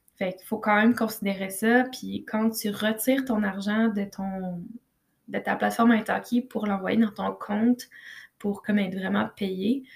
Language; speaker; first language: French; native; French